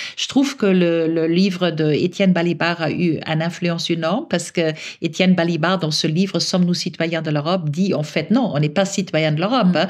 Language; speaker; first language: French; non-native, fluent; German